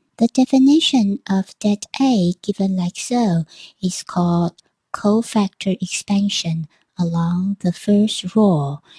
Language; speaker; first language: English; non-native, fluent; Chinese